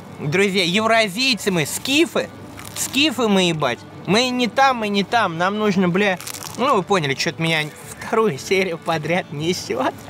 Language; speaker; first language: Russian; native; Russian